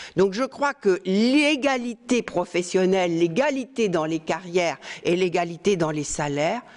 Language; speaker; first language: French; native; French